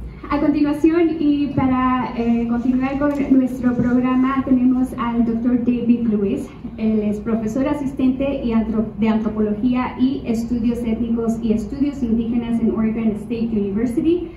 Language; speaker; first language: Spanish; native; Spanish